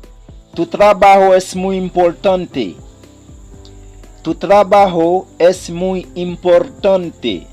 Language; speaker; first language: Spanish; non-native, fluent; Haitian Creole